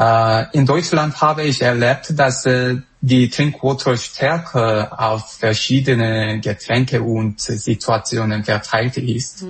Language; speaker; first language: German; non-native, fluent; Korean